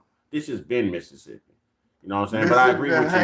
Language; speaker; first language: English; native; English